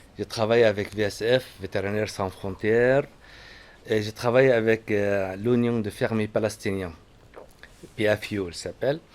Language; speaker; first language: French; non-native, fluent; Arabic